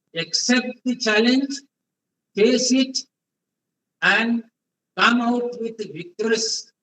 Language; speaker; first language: English; non-native, local second language; Hindi